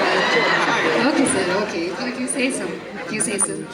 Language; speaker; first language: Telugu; non-native, learner; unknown